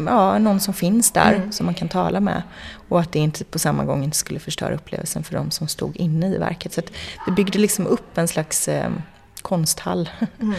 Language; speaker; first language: Swedish; native; Swedish